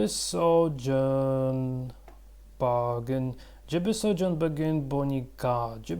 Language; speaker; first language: Korean; non-native, learner; Russian